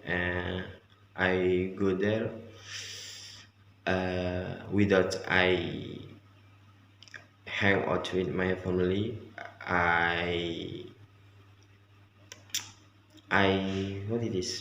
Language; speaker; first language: English; non-native, learner; Indonesian